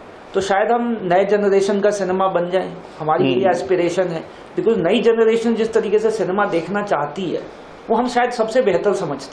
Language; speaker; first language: Hindi; native; Hindi